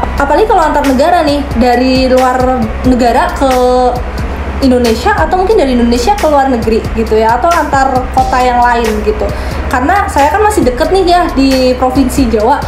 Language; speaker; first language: Indonesian; native; Indonesian